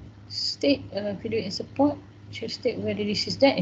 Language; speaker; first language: English; non-native, local second language; Malay